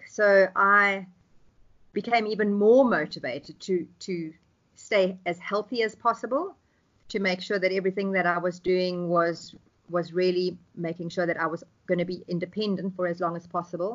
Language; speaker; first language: English; native; English